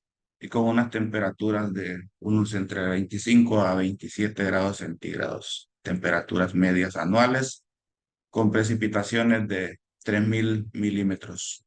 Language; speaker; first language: Spanish; native; Spanish